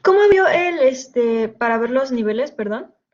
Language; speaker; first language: Spanish; native; Spanish